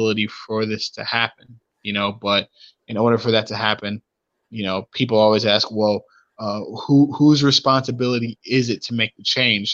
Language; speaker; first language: English; native; English